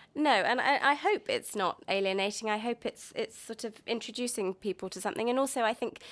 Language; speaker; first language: English; native; English